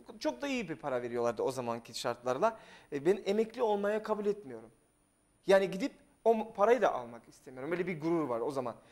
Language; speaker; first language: Turkish; non-native, fluent; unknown